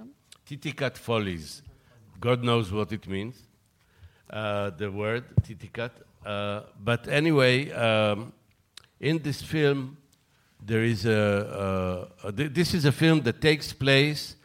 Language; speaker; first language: English; non-native, fluent; Hebrew